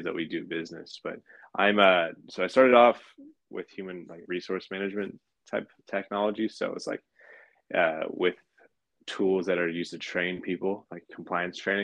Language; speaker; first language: English; native; English